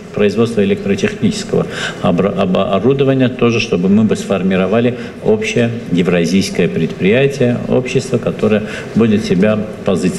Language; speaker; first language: Russian; non-native, local second language; Armenian